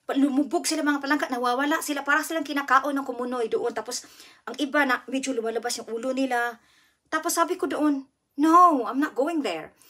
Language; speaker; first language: Filipino; non-native, local second language; Cebuano